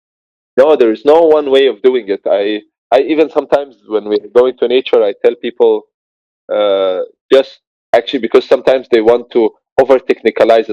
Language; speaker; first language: English; non-native, fluent; Arabic